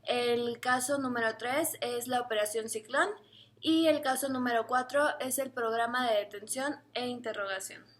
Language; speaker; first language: Spanish; native; Spanish